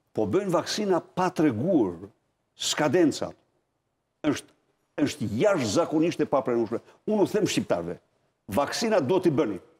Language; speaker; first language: Albanian; native; Albanian